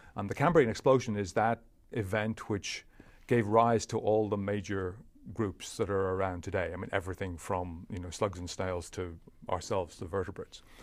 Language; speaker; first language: English; native; English